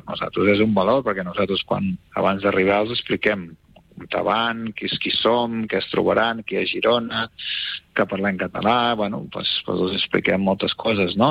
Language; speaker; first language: Catalan; native; Catalan